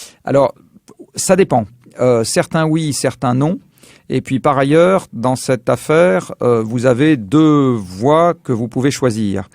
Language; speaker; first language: French; native; French